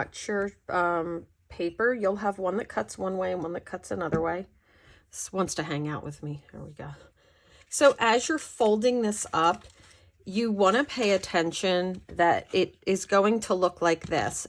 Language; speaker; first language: English; native; English